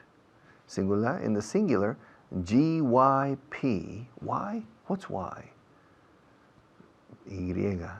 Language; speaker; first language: Spanish; non-native, fluent; English